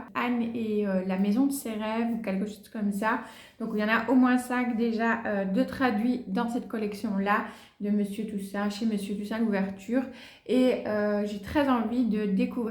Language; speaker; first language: French; native; French